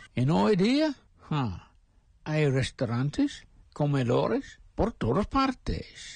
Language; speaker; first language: Spanish; non-native, fluent; English